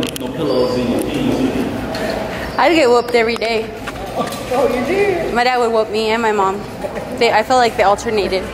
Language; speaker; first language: English; native; English